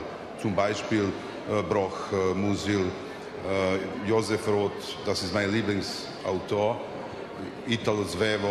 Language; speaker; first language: German; non-native, fluent; Serbian